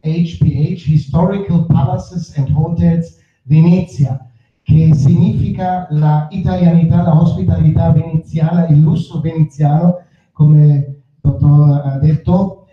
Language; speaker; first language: Italian; non-native, fluent; German